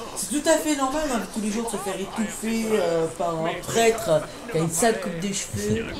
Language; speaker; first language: French; native; French